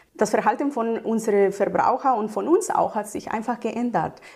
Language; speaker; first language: German; non-native, fluent; Spanish